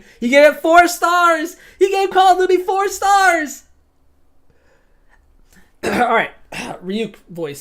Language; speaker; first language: English; native; English